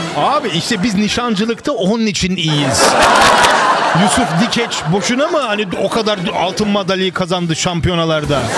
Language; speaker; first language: Turkish; early bilingual, heritage; Turkish